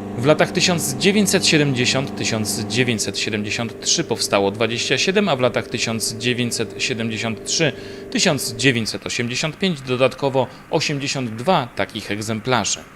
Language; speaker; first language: Polish; native; Polish